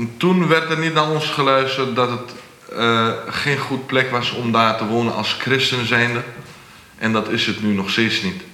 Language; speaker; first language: Dutch; early bilingual, other home language; Armenian